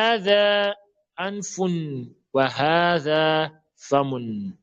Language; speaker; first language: Arabic; non-native, fluent; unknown